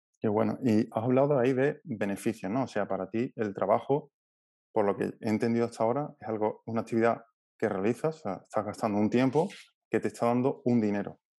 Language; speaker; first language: Spanish; native; Spanish